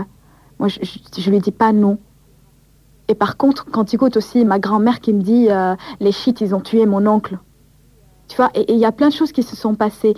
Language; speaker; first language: French; non-native, local second language; Arabic